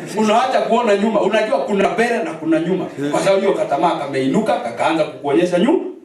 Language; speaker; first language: Swahili; non-native, local second language; Kikuyu